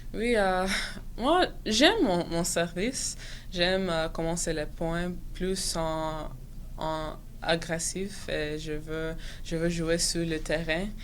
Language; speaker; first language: French; non-native, local second language; English